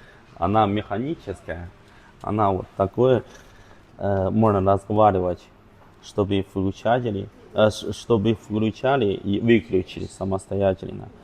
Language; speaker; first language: Russian; non-native, learner; Chinese